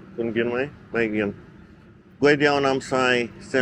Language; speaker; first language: Thai; non-native, learner; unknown